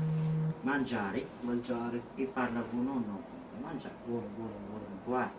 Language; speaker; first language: Italian; non-native, learner; Arabic